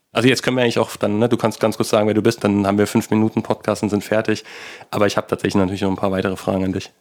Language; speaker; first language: German; native; German